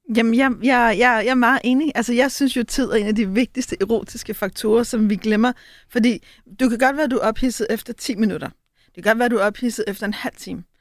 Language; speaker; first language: Danish; native; Danish